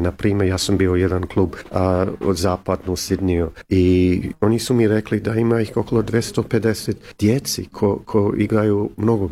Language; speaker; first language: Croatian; early bilingual, heritage; English